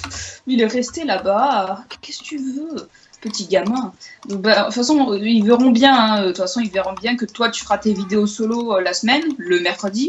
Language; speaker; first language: French; native; French